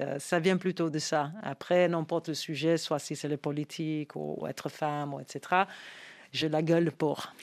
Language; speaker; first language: French; non-native, fluent; English